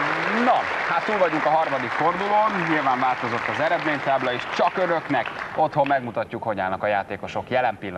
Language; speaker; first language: Hungarian; native; Hungarian